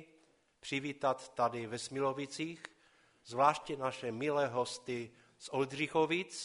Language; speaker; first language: Czech; non-native, local second language; Polish